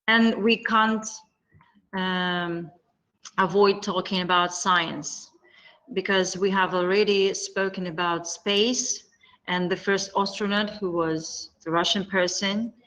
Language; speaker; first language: English; non-native, fluent; Russian